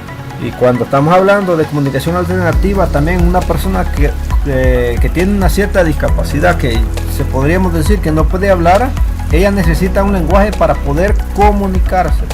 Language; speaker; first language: Spanish; native; Spanish